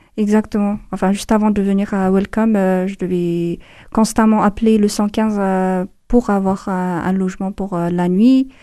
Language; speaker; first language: French; non-native, fluent; Amharic